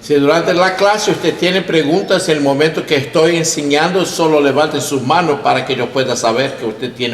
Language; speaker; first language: Spanish; non-native, learner; English